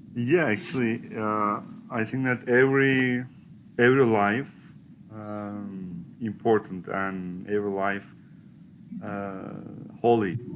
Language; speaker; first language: English; non-native, learner; Turkish